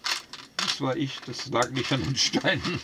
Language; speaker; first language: German; native; German